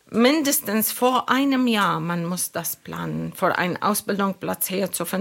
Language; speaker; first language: German; non-native, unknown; Arabic